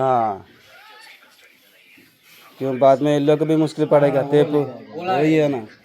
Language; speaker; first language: Hindi; non-native, local second language; Malayalam